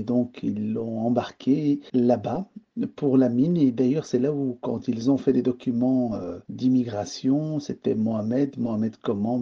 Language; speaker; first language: French; early bilingual, other home language; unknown